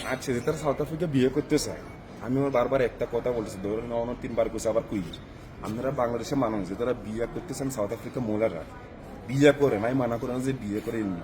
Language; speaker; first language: Bangla; non-native, learner; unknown